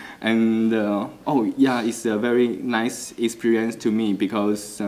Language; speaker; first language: English; non-native, learner; Chinese